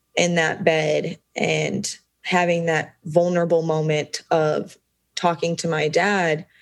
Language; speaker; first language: English; native; English